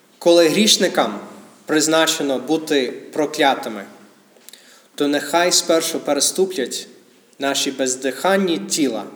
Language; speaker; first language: Ukrainian; non-native, fluent; English